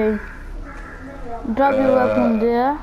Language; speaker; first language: English; non-native, learner; Italian